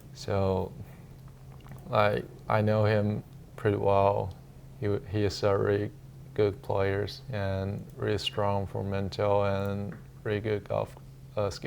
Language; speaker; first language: English; non-native, learner; Chinese